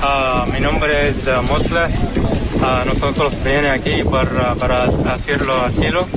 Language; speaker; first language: Spanish; non-native, learner; Arabic